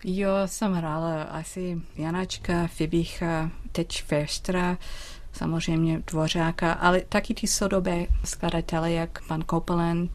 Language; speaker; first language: Czech; non-native, fluent; English